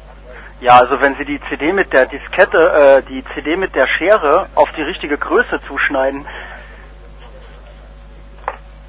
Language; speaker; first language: German; native; German